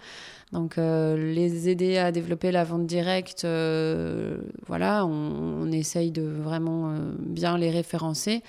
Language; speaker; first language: French; native; French